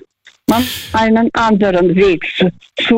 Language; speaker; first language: German; non-native, fluent; Russian